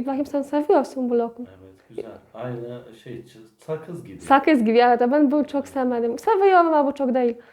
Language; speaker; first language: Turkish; non-native, learner; Polish